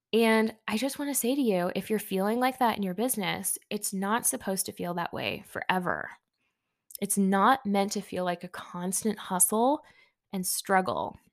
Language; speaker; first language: English; early bilingual, other home language; Hindi